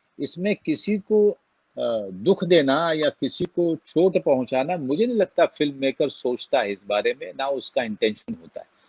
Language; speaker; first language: Hindi; native; Hindi